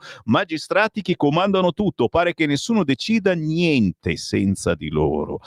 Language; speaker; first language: Italian; native; Italian